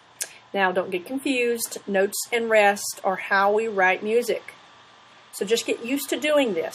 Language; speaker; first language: English; native; English